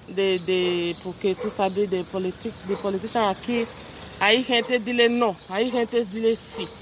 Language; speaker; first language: Spanish; non-native, learner; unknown